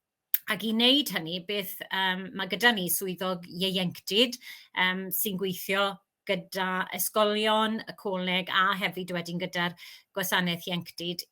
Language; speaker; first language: Welsh; native; Welsh